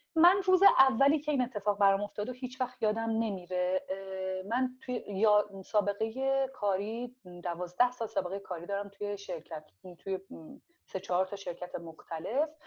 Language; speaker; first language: Persian; non-native, local second language; Azerbaijani